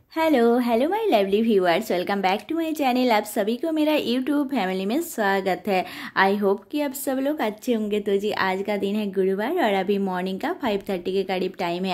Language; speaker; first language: Hindi; non-native, local second language; Bangla